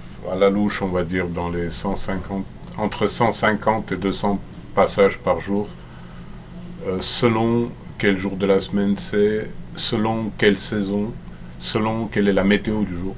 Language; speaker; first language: French; native; French